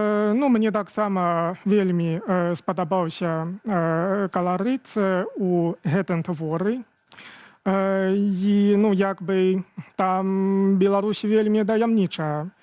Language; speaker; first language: Belarusian; non-native, fluent; Chinese